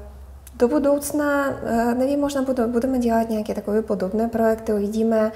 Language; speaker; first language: Czech; non-native, fluent; Russian